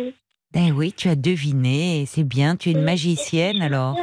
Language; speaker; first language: French; native; French